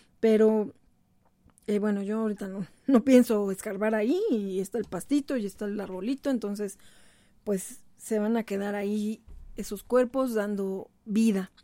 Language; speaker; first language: Spanish; native; Spanish